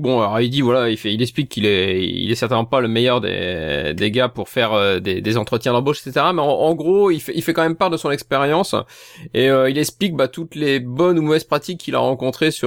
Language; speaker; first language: French; native; French